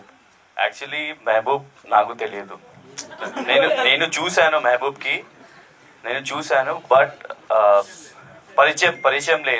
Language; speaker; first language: Telugu; non-native, learner; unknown